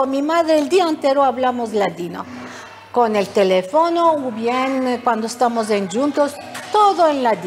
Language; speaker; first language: Spanish; early bilingual, heritage; Ladino